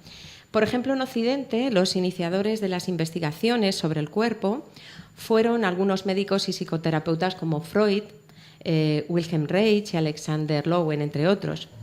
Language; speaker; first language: Spanish; native; Spanish